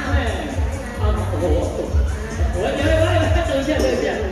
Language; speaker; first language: Chinese; non-native, fluent; Thai